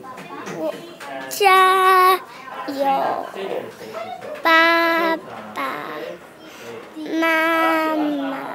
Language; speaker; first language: Chinese; non-native, learner; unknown